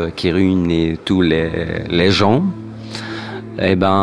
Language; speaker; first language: French; non-native, local second language; Arabic